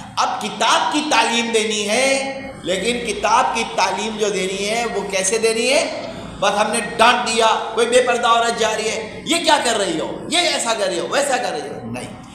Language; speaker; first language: Urdu; native; Urdu